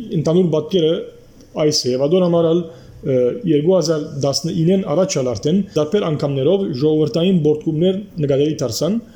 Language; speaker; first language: Armenian; early bilingual, heritage; Armenian